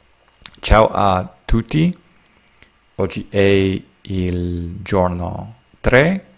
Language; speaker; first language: Italian; non-native, learner; English